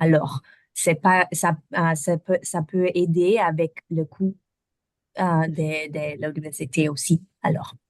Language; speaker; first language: French; non-native, learner; German